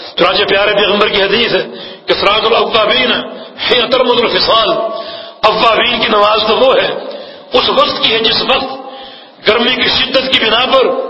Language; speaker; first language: Urdu; native; Urdu